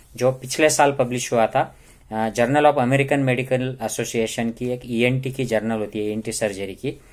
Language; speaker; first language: Hindi; non-native, local second language; Marathi